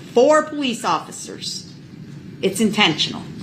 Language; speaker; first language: English; native; English